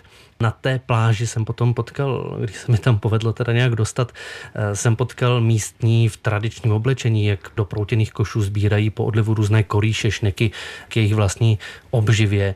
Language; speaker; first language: Czech; native; Czech